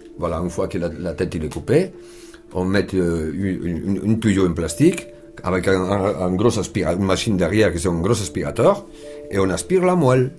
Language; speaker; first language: French; non-native, fluent; Spanish